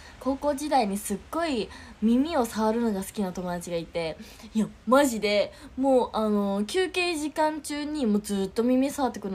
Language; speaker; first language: Japanese; native; Japanese